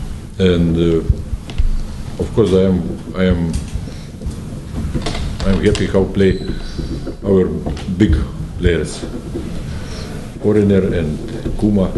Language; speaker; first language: English; non-native, learner; Lithuanian